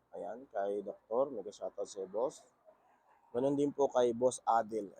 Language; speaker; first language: Filipino; native; Filipino